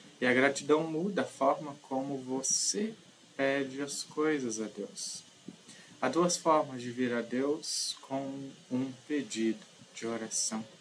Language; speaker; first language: Portuguese; native; Portuguese